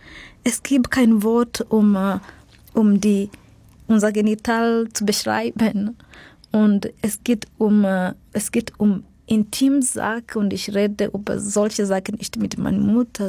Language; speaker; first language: German; non-native, fluent; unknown